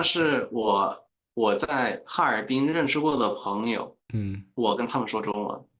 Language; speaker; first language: Chinese; non-native, fluent; Spanish